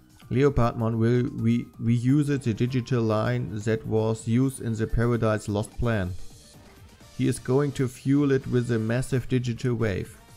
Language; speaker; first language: English; non-native, fluent; German